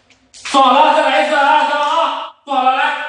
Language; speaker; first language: Chinese; native; Chinese